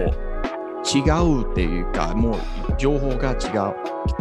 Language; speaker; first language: Japanese; non-native, fluent; English